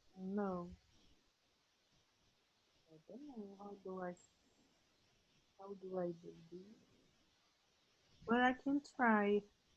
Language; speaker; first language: English; non-native, learner; Portuguese